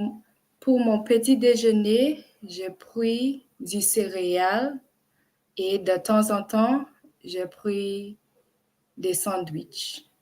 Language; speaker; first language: French; non-native, learner; English